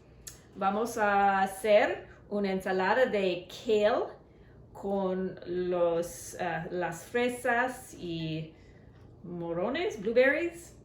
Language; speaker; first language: Spanish; non-native, learner; English